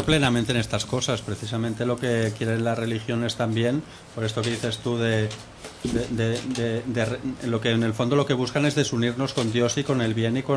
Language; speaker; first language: Spanish; native; Spanish